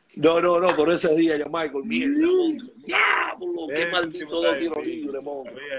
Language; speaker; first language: Spanish; native; Spanish